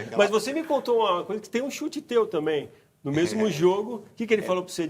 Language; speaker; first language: Portuguese; native; Portuguese